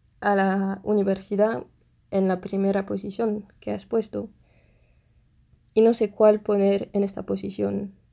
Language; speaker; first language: Spanish; non-native, fluent; French